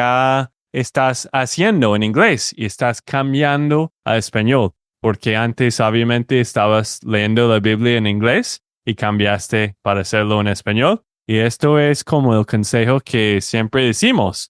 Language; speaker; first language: Spanish; non-native, fluent; English